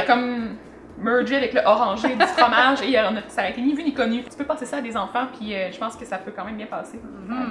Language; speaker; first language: French; native; French